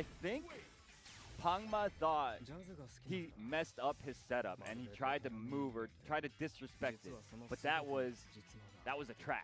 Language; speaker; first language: English; native; English